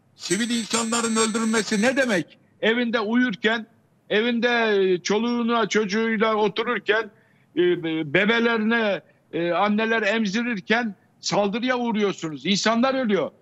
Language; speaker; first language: Turkish; native; Turkish